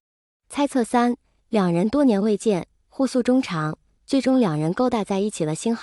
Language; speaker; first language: Chinese; native; Chinese